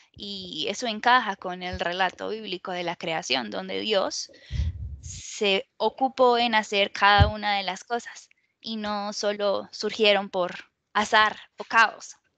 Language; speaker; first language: Spanish; native; Spanish